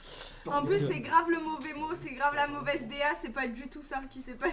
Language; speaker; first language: French; native; French